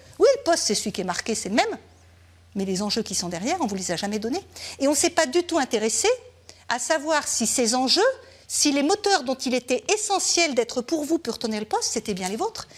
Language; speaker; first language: French; native; French